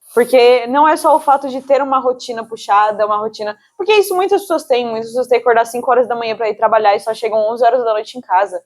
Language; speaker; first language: Portuguese; native; Portuguese